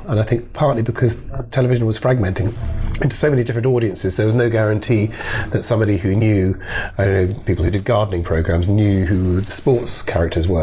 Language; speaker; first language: English; native; English